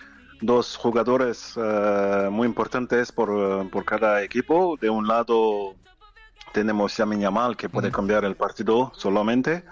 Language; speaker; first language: Spanish; non-native, fluent; French